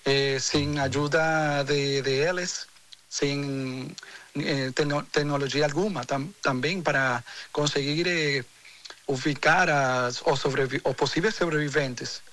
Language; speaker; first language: Portuguese; non-native, fluent; Spanish